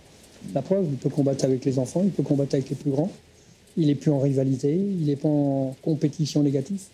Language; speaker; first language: French; native; French